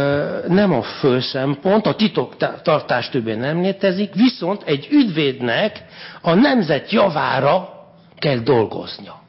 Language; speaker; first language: Hungarian; non-native, fluent; French